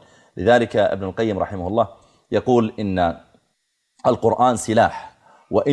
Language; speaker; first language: Arabic; native; Arabic